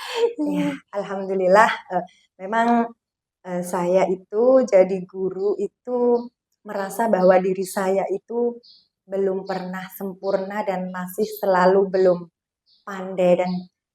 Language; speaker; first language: Indonesian; non-native, local second language; Javanese